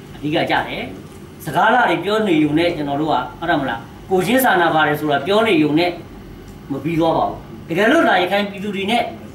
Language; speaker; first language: Burmese; non-native, local second language; S'gaw Karen